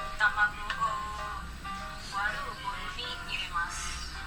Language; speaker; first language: Japanese; non-native, learner; Indonesian